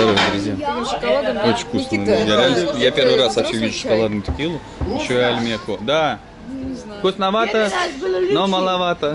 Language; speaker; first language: Russian; native; Russian